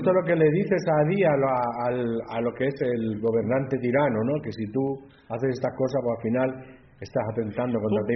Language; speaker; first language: Spanish; native; Spanish